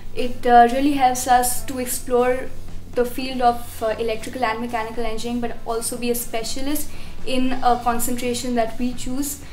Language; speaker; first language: English; non-native, local second language; Bangla